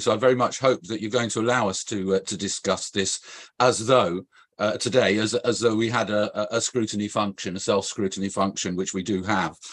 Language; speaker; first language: English; native; English